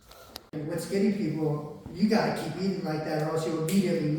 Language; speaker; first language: English; native; English